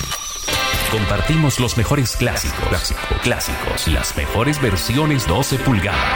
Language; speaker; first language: Spanish; native; Spanish